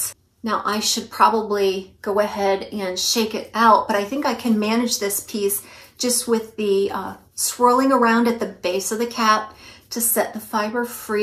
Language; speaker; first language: English; native; English